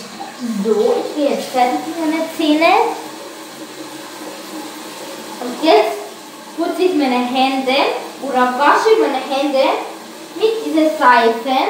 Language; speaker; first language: German; non-native, learner; Bulgarian